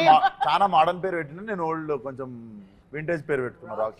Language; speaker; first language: Telugu; native; Telugu